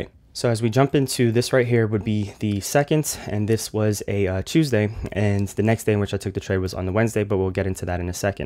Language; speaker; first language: English; native; English